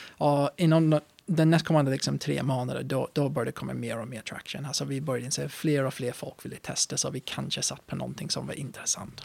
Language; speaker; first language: Swedish; non-native, fluent; English